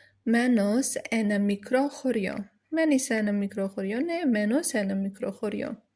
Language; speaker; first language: Greek; non-native, learner; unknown